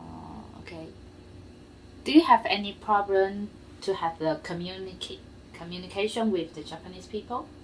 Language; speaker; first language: English; non-native, learner; Japanese